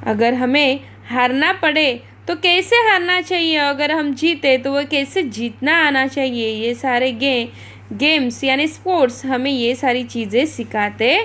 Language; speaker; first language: Hindi; non-native, local second language; Marathi